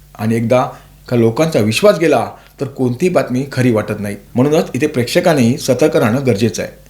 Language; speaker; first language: Marathi; native; Marathi